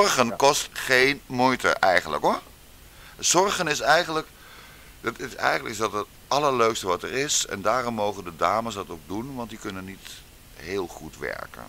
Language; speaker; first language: Dutch; native; Dutch